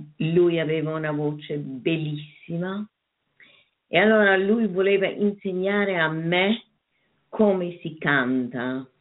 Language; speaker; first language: Italian; non-native, fluent; German